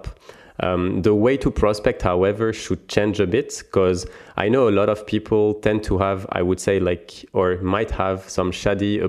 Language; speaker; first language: English; non-native, fluent; French